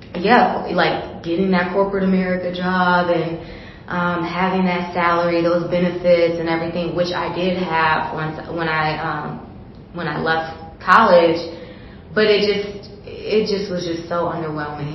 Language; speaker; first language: English; native; English